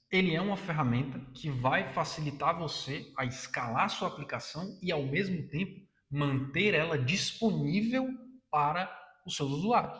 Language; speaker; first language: Portuguese; native; Portuguese